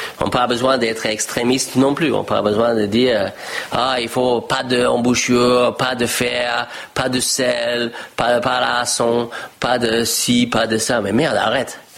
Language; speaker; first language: French; non-native, fluent; English